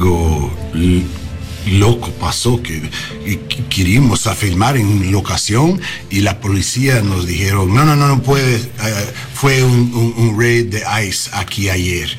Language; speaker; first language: Spanish; non-native, learner; English